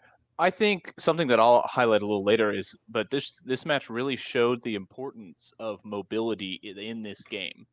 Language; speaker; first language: English; native; English